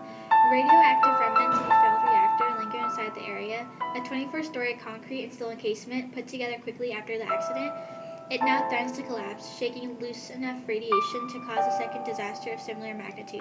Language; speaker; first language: English; native; English